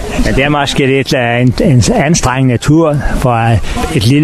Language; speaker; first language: Danish; native; Danish